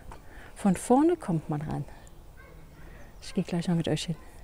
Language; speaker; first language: German; native; German